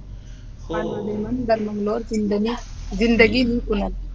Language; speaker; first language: Persian; non-native, learner; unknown